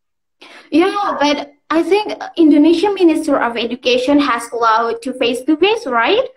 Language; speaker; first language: English; non-native, learner; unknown